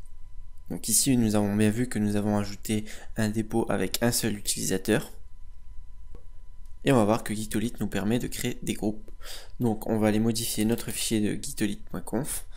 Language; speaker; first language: French; native; French